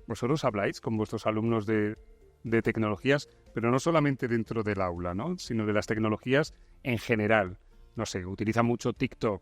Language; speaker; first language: Spanish; native; Spanish